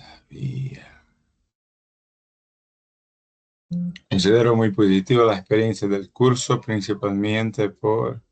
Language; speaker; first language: Spanish; non-native, fluent; Portuguese